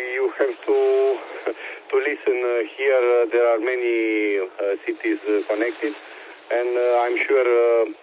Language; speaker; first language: English; non-native, learner; Romanian